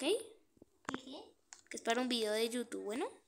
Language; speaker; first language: Spanish; native; Spanish